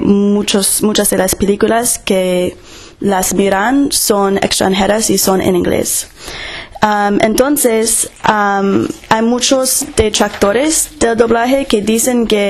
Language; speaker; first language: Spanish; non-native, fluent; English